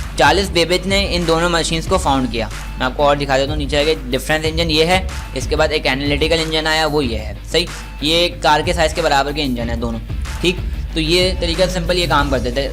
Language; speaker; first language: Urdu; native; Urdu